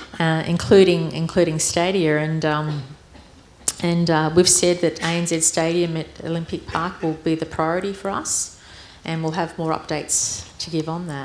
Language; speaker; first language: English; early bilingual, other home language; Armenian